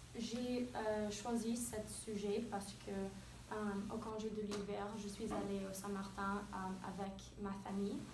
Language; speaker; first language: French; non-native, learner; English